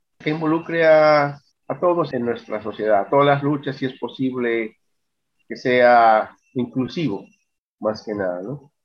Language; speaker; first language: Spanish; native; Spanish